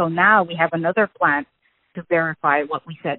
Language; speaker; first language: English; non-native, local second language; Filipino